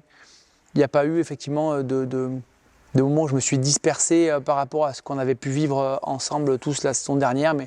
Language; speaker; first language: French; native; French